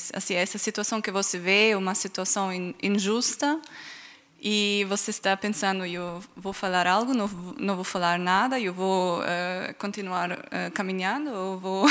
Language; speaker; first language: Portuguese; non-native, fluent; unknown